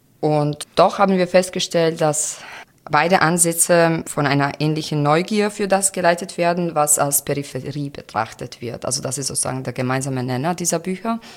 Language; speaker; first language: German; non-native, fluent; Croatian